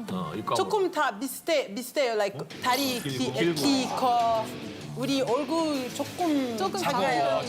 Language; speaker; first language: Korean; non-native, learner; French